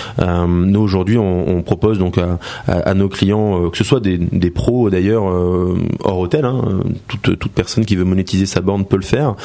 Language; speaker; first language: French; native; French